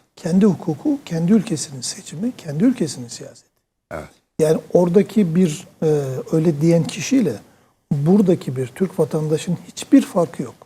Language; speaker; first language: Turkish; native; Turkish